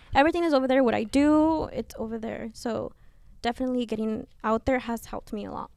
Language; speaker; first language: English; early bilingual, other home language; Spanish